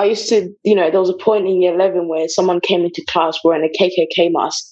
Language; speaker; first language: English; early bilingual, other home language; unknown